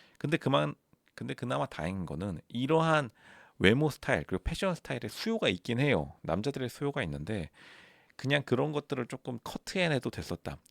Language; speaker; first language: Korean; native; Korean